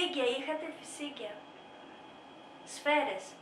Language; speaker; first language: Greek; native; Greek